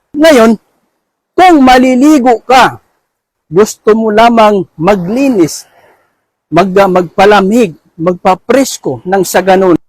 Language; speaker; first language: Filipino; non-native, local second language; Maranao